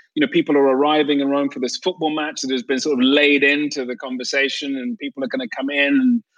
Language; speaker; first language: English; native; English